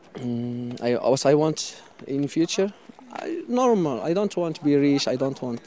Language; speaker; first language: English; non-native, fluent; Arabic